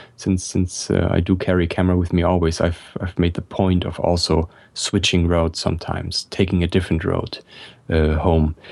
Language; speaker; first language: English; non-native, fluent; German